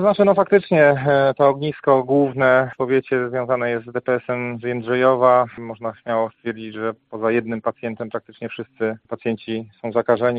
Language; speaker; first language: Polish; native; Polish